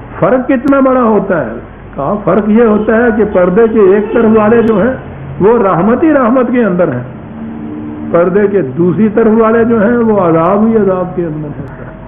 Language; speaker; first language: Urdu; non-native, local second language; Punjabi